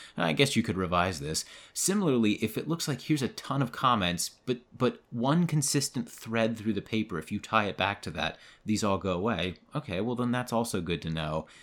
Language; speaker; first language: English; native; English